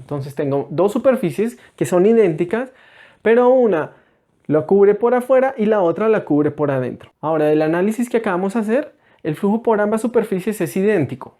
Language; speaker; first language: Spanish; native; Spanish